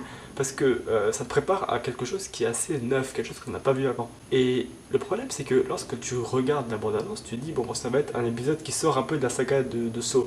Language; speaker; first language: French; native; French